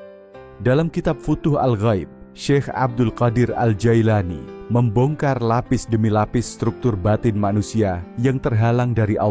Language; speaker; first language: Indonesian; native; Indonesian